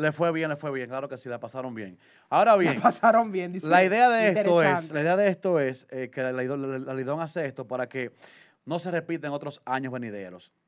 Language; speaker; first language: Spanish; native; Spanish